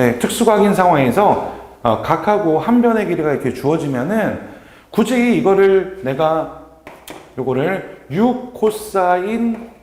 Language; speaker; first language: Korean; native; Korean